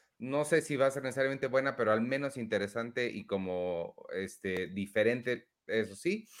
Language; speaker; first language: Spanish; native; Spanish